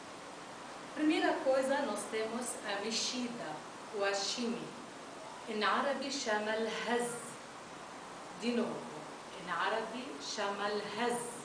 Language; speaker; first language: Portuguese; non-native, fluent; Arabic